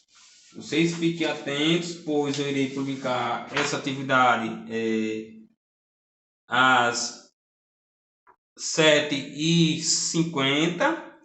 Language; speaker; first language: Portuguese; native; Portuguese